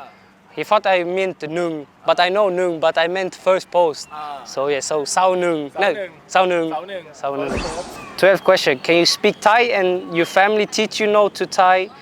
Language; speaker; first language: English; non-native, fluent; Swedish